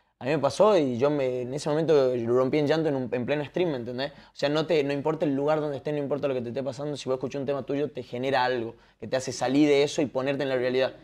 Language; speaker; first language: Spanish; native; Spanish